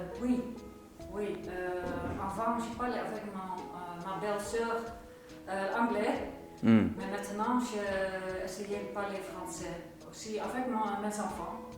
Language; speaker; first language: French; non-native, learner; Dutch